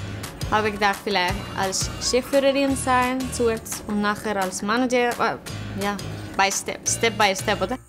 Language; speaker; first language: German; non-native, learner; Spanish